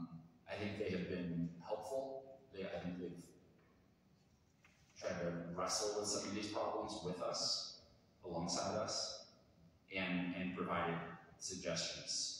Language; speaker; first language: English; native; English